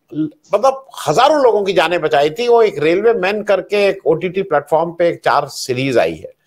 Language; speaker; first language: Hindi; native; Hindi